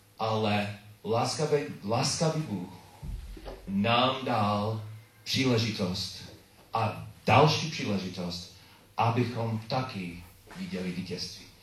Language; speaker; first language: Czech; non-native, learner; English